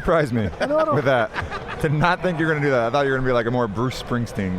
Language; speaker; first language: English; native; English